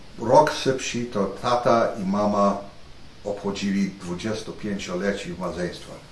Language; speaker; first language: Polish; early bilingual, heritage; Polish